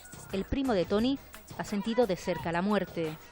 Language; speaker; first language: Spanish; native; Spanish